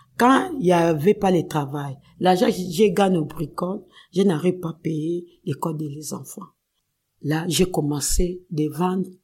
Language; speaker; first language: French; non-native, local second language; Kongo